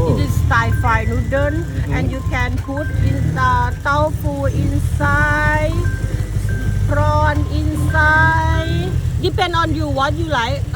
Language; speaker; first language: English; non-native, learner; Thai